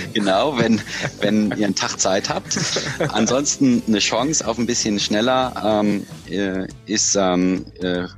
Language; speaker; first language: German; native; German